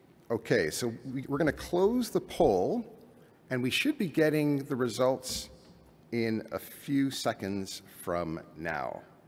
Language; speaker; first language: English; native; English